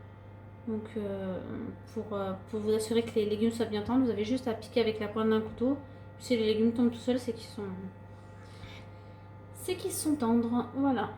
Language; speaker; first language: French; native; French